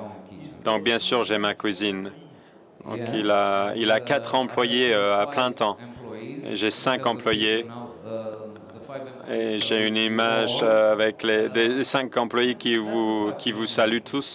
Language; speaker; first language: French; non-native, fluent; Romanian